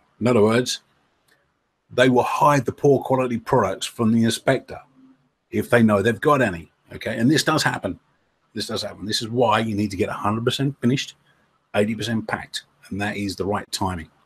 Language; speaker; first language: English; native; English